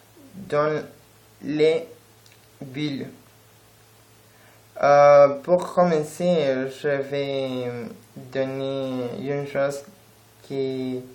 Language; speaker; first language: French; non-native, learner; Spanish